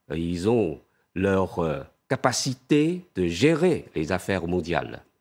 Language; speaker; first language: French; non-native, fluent; Chinese